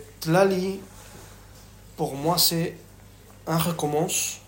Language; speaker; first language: French; non-native, fluent; Spanish